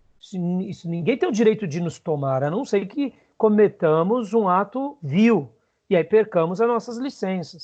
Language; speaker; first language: Portuguese; native; Portuguese